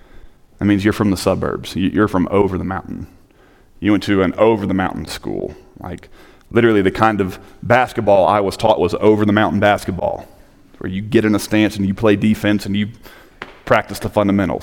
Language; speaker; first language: English; native; English